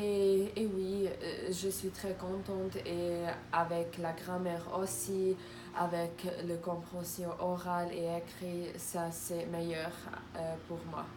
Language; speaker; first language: French; non-native, learner; Croatian